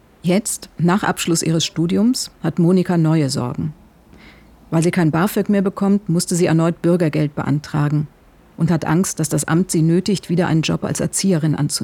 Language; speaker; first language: German; native; German